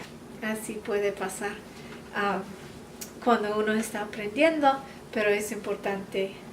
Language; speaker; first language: Spanish; non-native, fluent; English